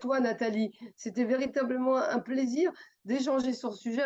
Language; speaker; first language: French; native; French